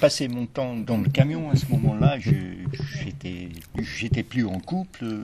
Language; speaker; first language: French; non-native, fluent; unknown